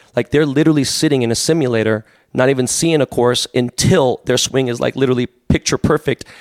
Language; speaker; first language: English; native; English